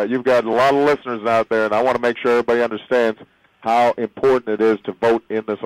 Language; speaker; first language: English; native; English